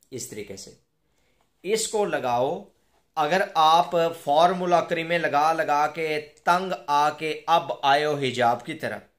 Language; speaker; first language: Urdu; non-native, local second language; Punjabi